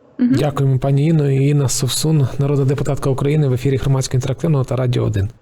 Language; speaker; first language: Ukrainian; native; Ukrainian